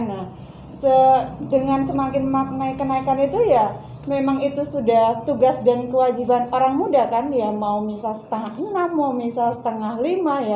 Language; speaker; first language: Indonesian; native; Indonesian